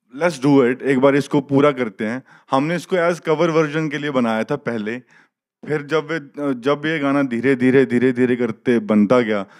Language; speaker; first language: Hindi; native; Hindi